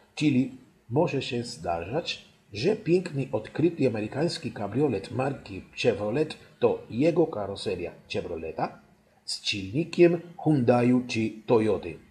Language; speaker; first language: Polish; non-native, fluent; Spanish